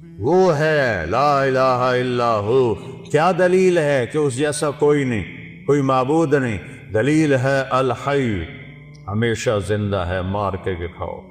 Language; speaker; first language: Urdu; non-native, local second language; Saraiki